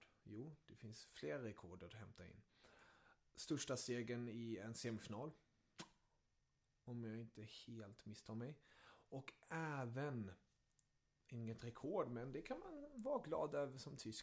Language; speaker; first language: Swedish; early bilingual, other home language; German